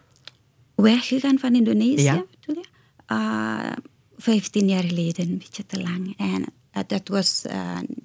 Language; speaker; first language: Dutch; non-native, fluent; Indonesian